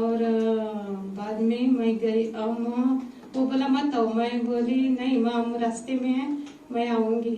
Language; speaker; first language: Hindi; non-native, local second language; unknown